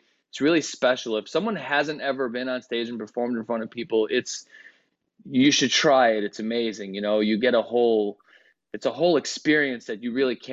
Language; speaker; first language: English; early bilingual, other home language; Greek